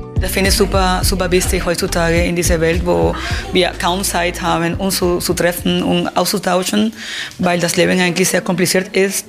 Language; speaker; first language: German; non-native, fluent; Spanish